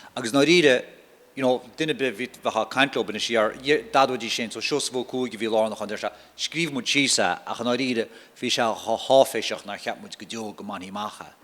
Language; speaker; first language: Irish; native; Irish